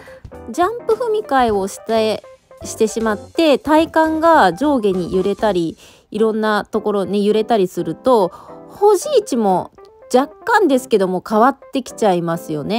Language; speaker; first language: Japanese; native; Japanese